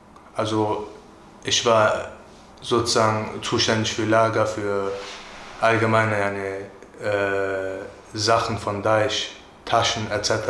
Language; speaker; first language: German; early bilingual, other home language; Turkish